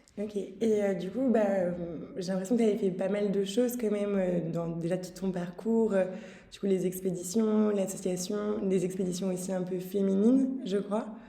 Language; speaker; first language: French; native; French